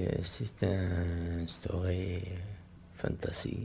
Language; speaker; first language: French; non-native, local second language; Arabic